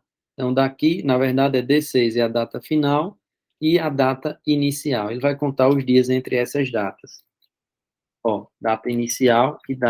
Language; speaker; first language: Portuguese; native; Portuguese